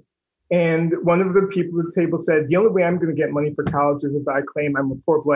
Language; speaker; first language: English; native; English